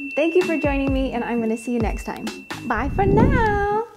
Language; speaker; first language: English; native; English